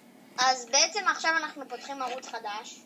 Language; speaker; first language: Hebrew; native; Hebrew